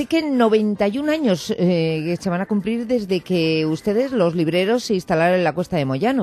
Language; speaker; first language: Spanish; native; Spanish